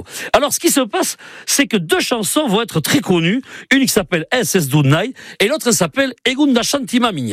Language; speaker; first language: French; native; French